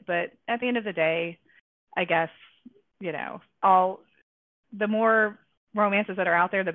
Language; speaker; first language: English; native; English